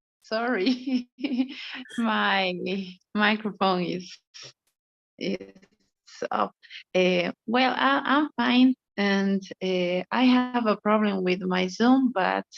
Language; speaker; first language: English; non-native, learner; Spanish